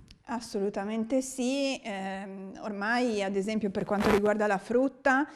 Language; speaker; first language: Italian; native; Italian